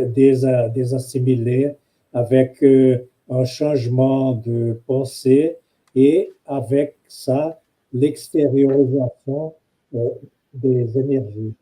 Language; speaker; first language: French; non-native, fluent; Portuguese